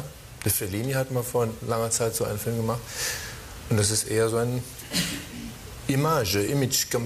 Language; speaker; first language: German; native; German